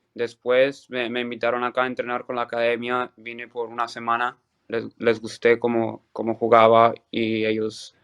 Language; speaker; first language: Spanish; early bilingual, other home language; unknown